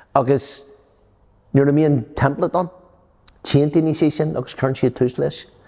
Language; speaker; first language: Irish; non-native, local second language; English